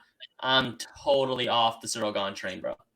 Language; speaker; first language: English; native; English